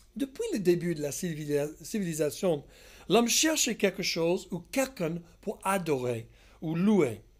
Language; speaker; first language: French; non-native, fluent; English